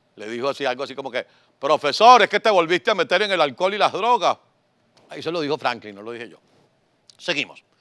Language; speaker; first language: Spanish; native; Spanish